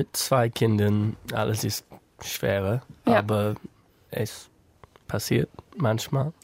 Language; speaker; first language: German; non-native, learner; English